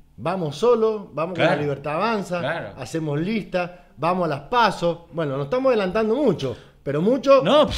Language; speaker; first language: Spanish; native; Spanish